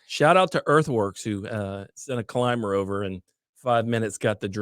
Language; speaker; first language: English; native; English